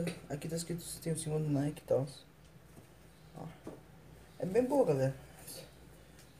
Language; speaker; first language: Portuguese; native; Portuguese